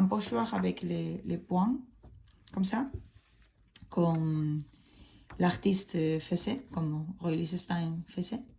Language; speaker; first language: French; non-native, fluent; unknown